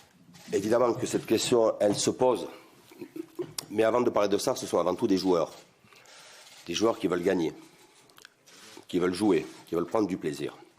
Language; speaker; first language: French; native; French